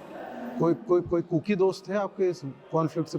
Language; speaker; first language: Hindi; native; Hindi